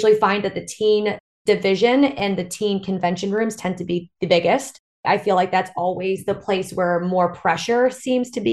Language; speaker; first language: English; native; English